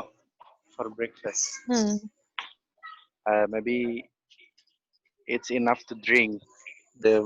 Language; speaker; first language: English; non-native, learner; Indonesian